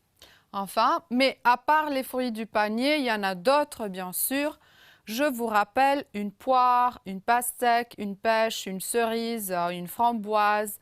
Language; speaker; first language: French; non-native, fluent; Romanian